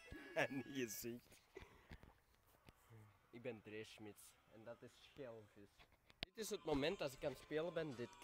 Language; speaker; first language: Dutch; native; Dutch